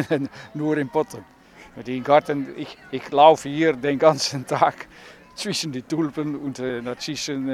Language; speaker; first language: German; non-native, learner; Dutch